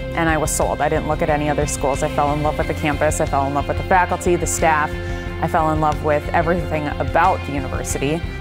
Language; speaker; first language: English; native; English